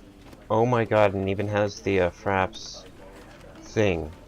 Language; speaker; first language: English; native; English